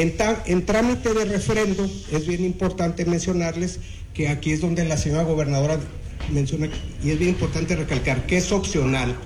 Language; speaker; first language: Spanish; native; Spanish